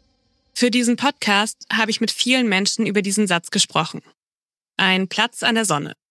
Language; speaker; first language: German; native; German